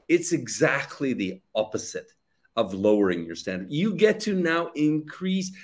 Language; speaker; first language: English; native; English